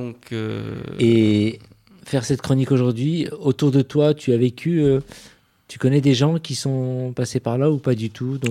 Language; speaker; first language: French; native; French